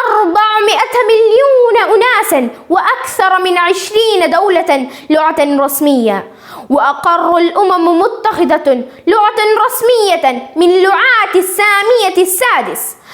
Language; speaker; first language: Arabic; non-native, learner; Malayalam